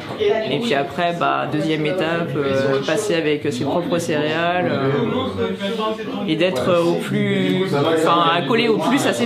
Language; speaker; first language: French; native; French